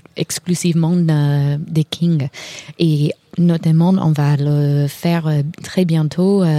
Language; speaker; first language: French; non-native, fluent; English